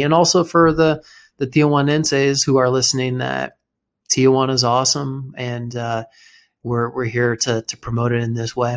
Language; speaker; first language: English; native; English